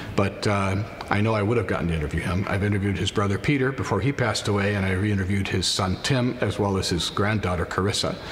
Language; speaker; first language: English; native; English